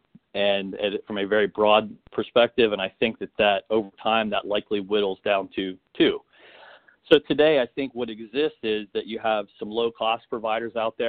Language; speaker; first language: English; native; English